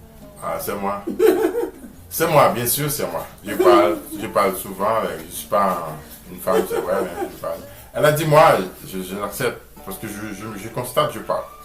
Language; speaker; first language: French; non-native, local second language; Haitian Creole